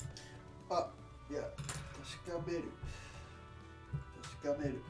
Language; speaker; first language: Japanese; non-native, learner; English